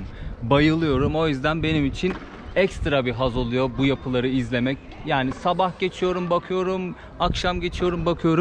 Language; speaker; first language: Turkish; native; Turkish